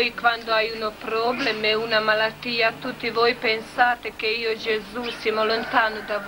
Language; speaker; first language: Italian; non-native, learner; Croatian